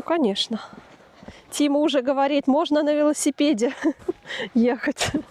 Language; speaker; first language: Russian; native; Russian